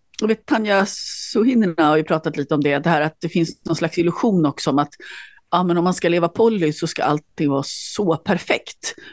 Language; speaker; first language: Swedish; native; Swedish